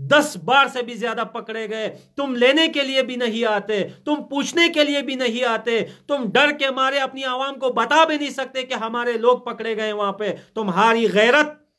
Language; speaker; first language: Urdu; non-native, fluent; Pashto